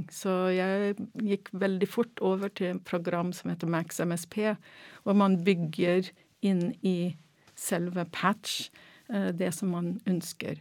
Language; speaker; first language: Norwegian; non-native, fluent; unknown